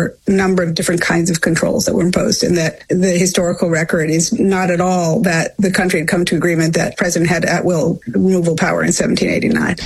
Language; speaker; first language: English; native; English